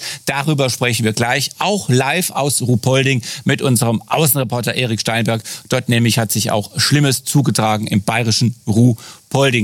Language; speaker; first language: German; native; German